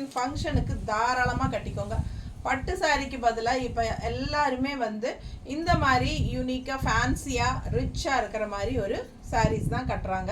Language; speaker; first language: Tamil; native; Tamil